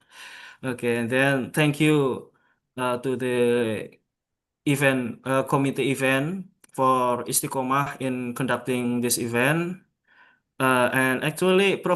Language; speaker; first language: English; non-native, local second language; Javanese